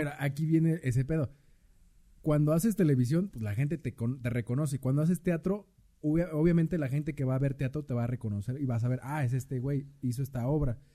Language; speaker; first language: Spanish; native; Spanish